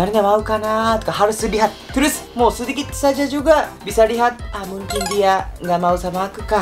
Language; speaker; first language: Indonesian; non-native, learner; Japanese